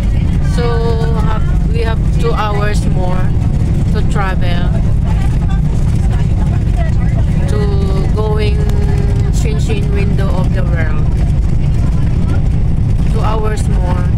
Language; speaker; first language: English; non-native, local second language; Filipino